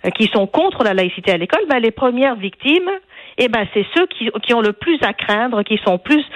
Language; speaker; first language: French; non-native, local second language; Arabic